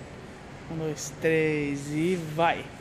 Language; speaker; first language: Portuguese; native; Portuguese